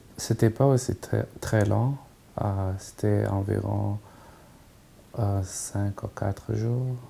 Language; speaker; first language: French; non-native, local second language; Kinyarwanda